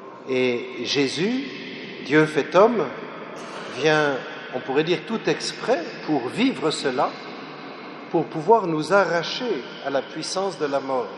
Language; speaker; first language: French; native; French